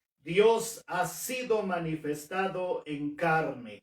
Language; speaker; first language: Spanish; native; Spanish